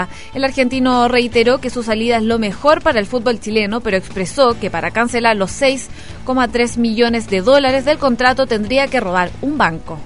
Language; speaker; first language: Spanish; native; Spanish